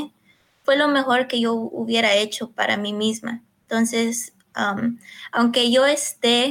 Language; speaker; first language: Spanish; early bilingual, heritage; Spanish